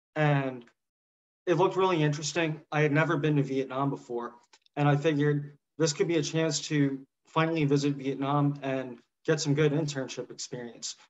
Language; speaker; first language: English; native; English